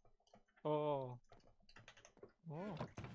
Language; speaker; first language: Japanese; non-native, learner; English